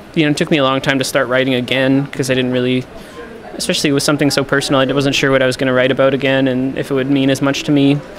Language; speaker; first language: English; native; English